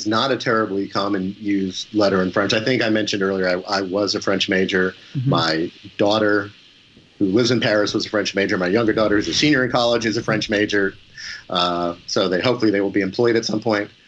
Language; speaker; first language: English; native; English